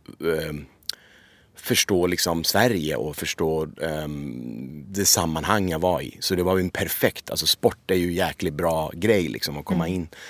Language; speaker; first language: Swedish; early bilingual, other home language; Persian